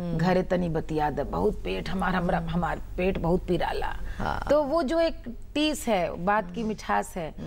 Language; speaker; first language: Hindi; native; Hindi